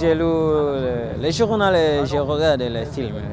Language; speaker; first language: French; non-native, learner; Swahili